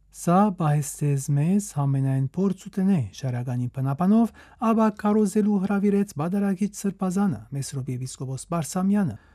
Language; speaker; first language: Armenian; native; Armenian